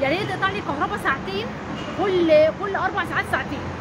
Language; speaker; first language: Arabic; native; Arabic